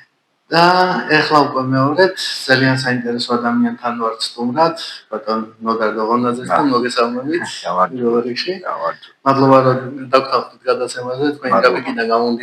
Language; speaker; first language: Georgian; native; Georgian